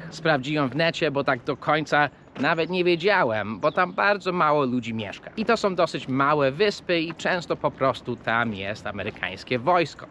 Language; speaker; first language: Polish; non-native, fluent; English